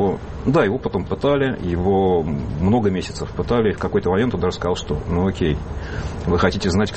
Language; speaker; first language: Russian; native; Russian